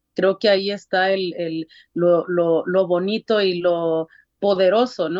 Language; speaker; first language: Spanish; early bilingual, heritage; Spanish